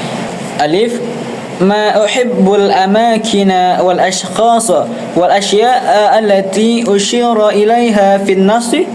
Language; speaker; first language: Arabic; non-native, learner; Indonesian